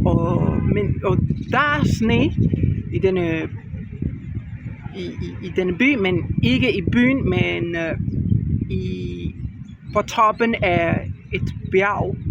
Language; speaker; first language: Danish; non-native, learner; Spanish